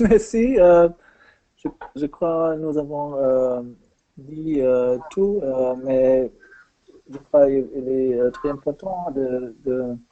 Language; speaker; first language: French; non-native, learner; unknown